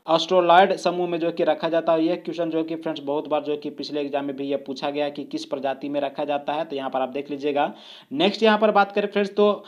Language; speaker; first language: Hindi; native; Hindi